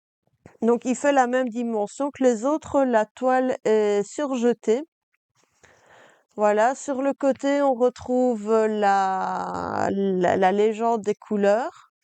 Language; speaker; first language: French; native; French